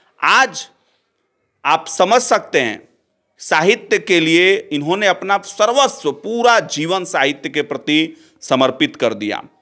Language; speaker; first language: Hindi; native; Hindi